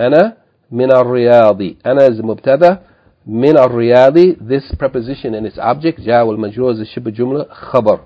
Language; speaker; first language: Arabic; non-native, fluent; English